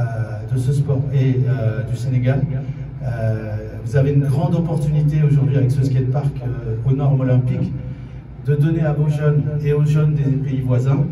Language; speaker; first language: French; native; French